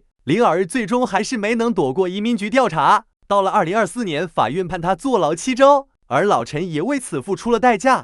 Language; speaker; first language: Chinese; native; Chinese